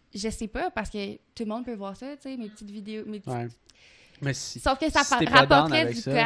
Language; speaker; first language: French; native; French